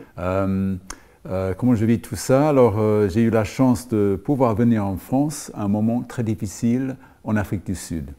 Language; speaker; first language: French; non-native, fluent; English